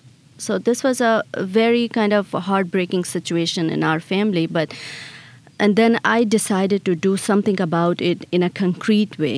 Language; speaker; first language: English; non-native, local second language; Khowar